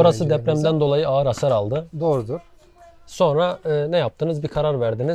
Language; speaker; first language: Turkish; native; Turkish